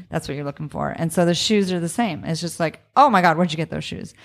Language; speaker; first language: English; native; English